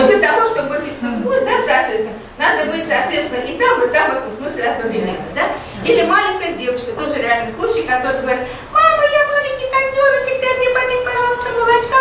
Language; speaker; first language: Russian; native; Russian